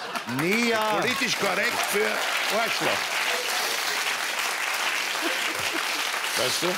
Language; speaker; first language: German; native; German